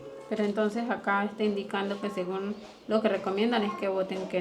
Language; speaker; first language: Spanish; native; Spanish